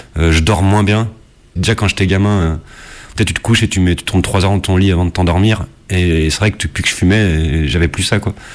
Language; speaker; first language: French; native; French